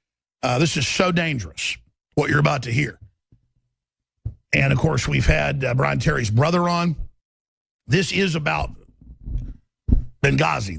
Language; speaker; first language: English; native; English